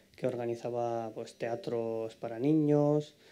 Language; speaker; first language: Spanish; non-native, fluent; Ukrainian